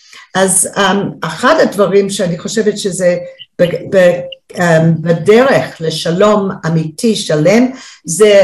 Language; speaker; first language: Hebrew; non-native, fluent; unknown